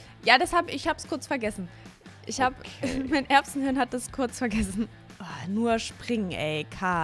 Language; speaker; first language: German; native; German